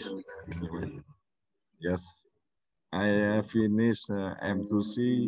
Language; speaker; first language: English; non-native, learner; Vietnamese